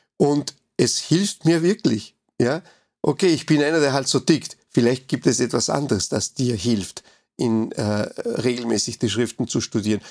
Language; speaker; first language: German; non-native, fluent; Spanish